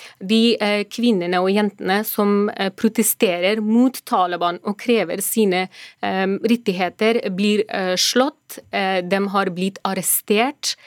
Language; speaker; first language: Norwegian; non-native, fluent; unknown